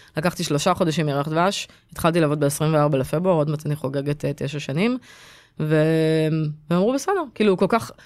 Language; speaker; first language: Hebrew; native; Hebrew